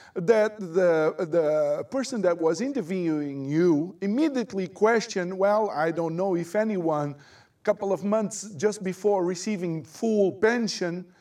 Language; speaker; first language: English; non-native, fluent; Portuguese